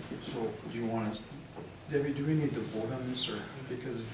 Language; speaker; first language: English; native; English